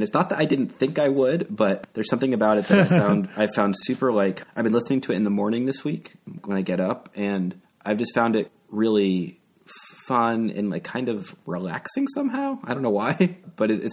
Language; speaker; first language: English; native; English